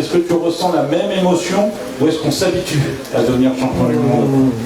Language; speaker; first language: French; native; French